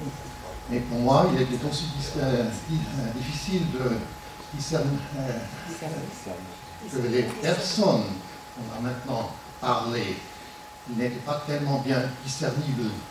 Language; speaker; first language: French; non-native, local second language; German